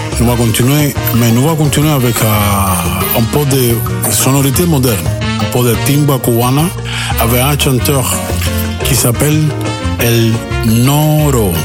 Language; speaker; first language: French; non-native, learner; Spanish